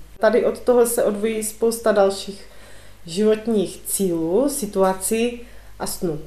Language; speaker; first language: Czech; native; Czech